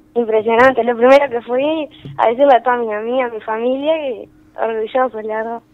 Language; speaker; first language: Spanish; native; Spanish